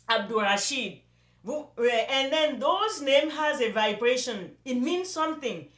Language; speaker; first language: English; non-native, local second language; Yoruba